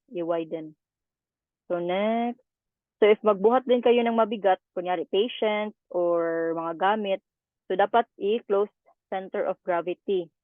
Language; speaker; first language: Filipino; native; Filipino